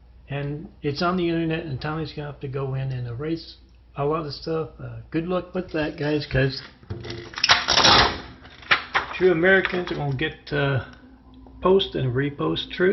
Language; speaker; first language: English; native; English